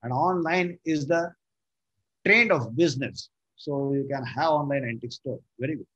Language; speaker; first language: English; non-native, local second language; Marathi